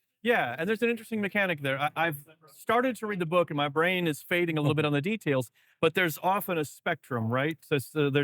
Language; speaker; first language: English; native; English